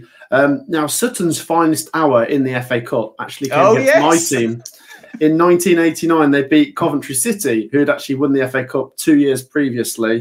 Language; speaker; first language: English; native; English